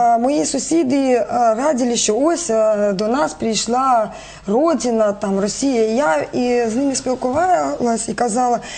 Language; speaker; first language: Ukrainian; non-native, local second language; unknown